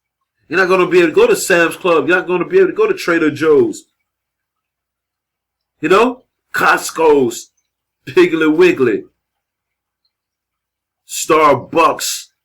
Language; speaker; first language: English; native; English